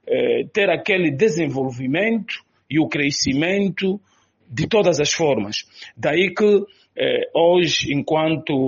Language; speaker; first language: Portuguese; native; Portuguese